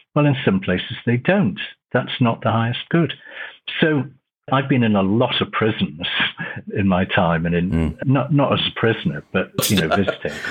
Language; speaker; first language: English; native; English